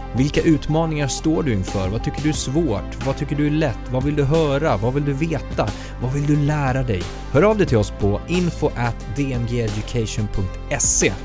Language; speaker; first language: Swedish; native; Swedish